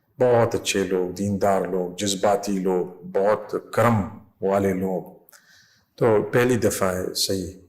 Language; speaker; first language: Urdu; non-native, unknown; English